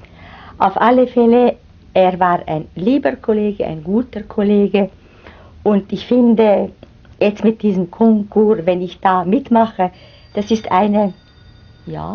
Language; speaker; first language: German; non-native, fluent; Hungarian